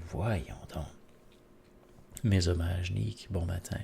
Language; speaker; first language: French; native; French